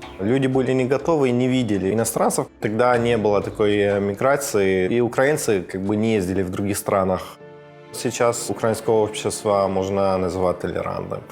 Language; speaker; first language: Russian; non-native, fluent; Persian